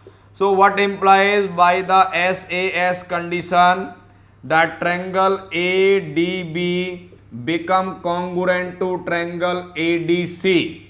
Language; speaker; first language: English; non-native, local second language; Hindi